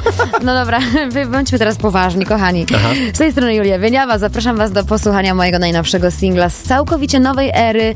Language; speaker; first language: Polish; native; Polish